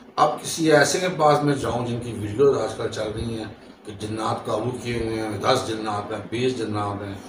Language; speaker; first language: Urdu; non-native, local second language; Punjabi